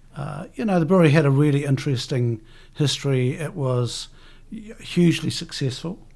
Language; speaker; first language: English; native; English